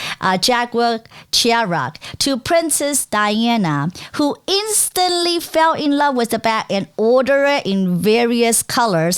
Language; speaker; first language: English; non-native, fluent; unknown